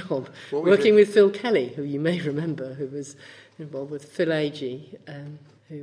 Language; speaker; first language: English; native; English